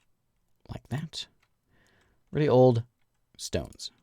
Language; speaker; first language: English; native; English